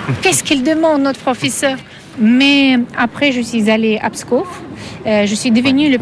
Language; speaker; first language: French; non-native, fluent; Russian